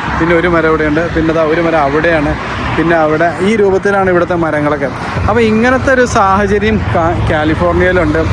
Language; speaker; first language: Malayalam; native; Malayalam